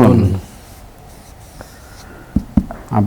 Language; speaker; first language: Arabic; non-native, fluent; Indonesian